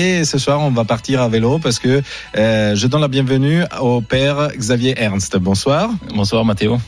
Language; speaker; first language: French; non-native, fluent; Italian